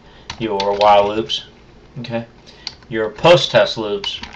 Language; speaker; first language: English; native; English